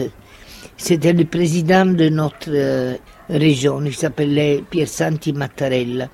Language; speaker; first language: French; non-native, fluent; Italian